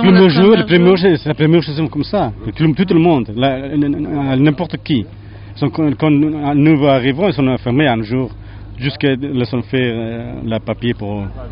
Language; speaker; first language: French; non-native, learner; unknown